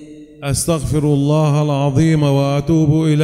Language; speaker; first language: Arabic; native; Arabic